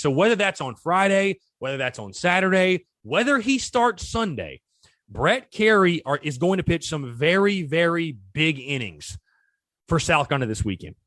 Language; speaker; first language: English; native; English